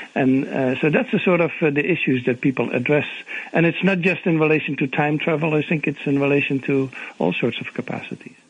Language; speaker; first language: English; non-native, fluent; Dutch